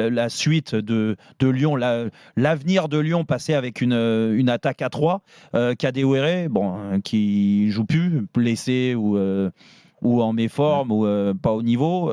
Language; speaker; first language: French; native; French